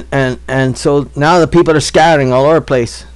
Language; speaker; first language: English; native; English